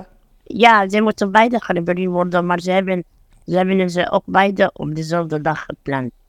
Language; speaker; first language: Dutch; non-native, fluent; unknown